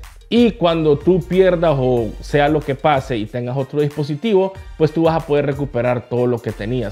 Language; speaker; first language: Spanish; native; Spanish